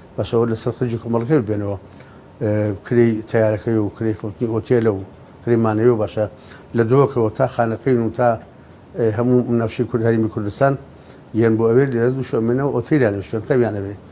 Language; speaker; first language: Central Kurdish; non-native, local second language; Gurani